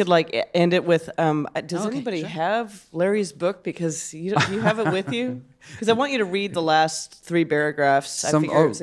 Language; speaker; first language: English; native; English